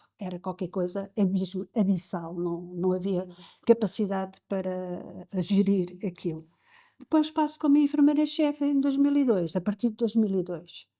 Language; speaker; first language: Portuguese; native; Portuguese